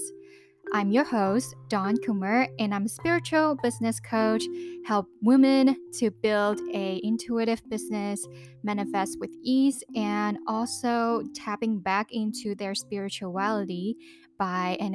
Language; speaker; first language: English; non-native, local second language; Cantonese